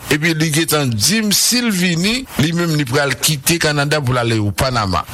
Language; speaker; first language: French; non-native, local second language; Haitian Creole